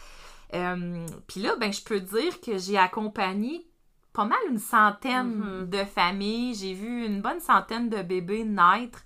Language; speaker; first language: French; native; French